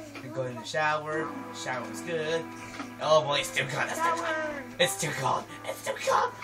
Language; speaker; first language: English; native; English